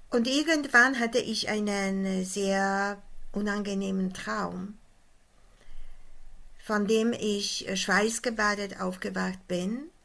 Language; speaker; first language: German; non-native, fluent; Polish